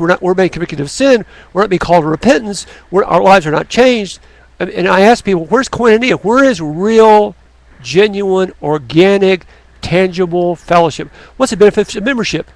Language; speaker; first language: English; native; English